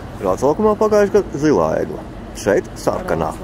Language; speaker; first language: Latvian; native; Latvian